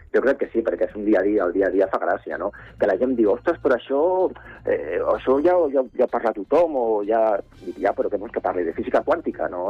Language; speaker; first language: Catalan; non-native, local second language; Spanish